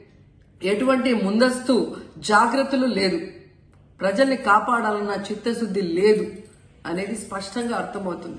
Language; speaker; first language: Telugu; native; Telugu